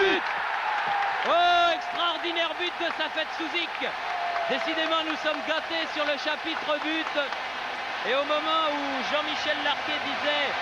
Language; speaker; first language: French; native; French